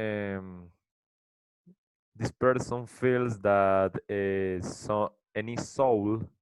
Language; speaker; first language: English; non-native, learner; Spanish